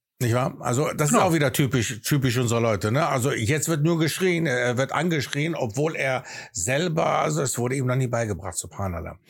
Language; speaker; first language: German; early bilingual, other home language; Greek